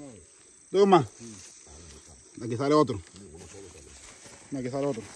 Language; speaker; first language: Spanish; native; Spanish